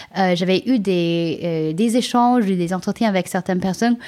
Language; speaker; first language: French; non-native, fluent; English